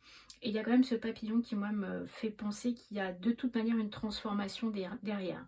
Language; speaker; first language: French; native; French